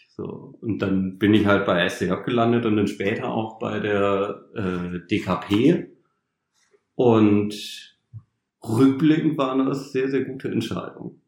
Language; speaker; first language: German; native; German